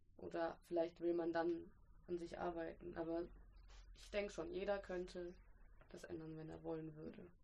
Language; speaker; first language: German; early bilingual, other home language; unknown